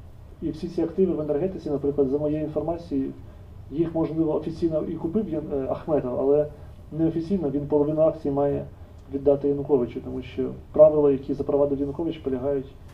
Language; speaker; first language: Ukrainian; native; Ukrainian